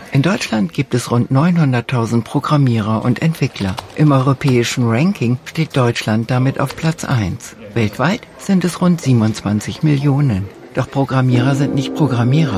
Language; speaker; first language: German; native; German